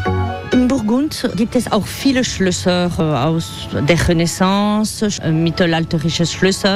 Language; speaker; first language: German; non-native, fluent; French